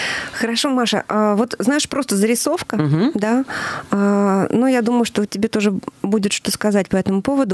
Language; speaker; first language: Russian; native; Russian